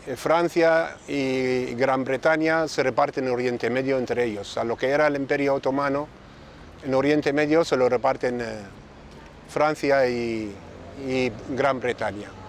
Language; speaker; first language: Spanish; non-native, fluent; Arabic